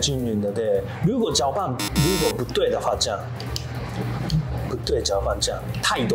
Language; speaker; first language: Chinese; non-native, learner; Japanese